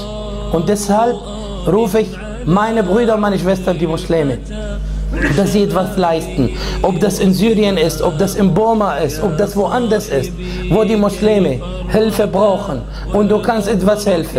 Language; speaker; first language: German; non-native, fluent; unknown